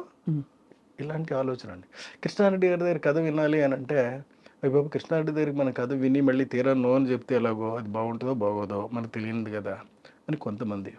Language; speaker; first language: Telugu; native; Telugu